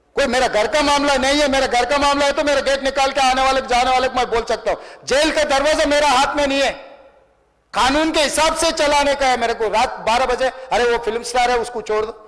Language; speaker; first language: Hindi; non-native, local second language; Telugu